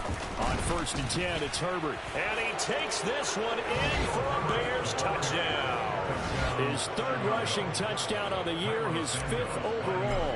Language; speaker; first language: English; native; English